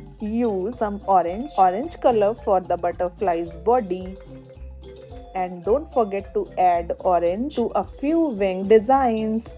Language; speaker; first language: English; non-native, local second language; Hindi